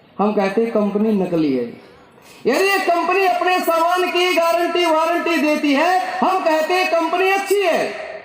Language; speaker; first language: Hindi; native; Hindi